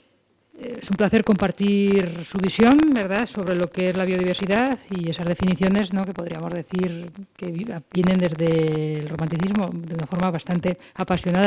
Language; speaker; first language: Spanish; native; Spanish